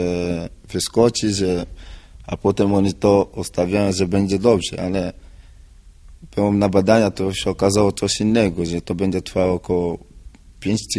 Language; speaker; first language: Polish; non-native, learner; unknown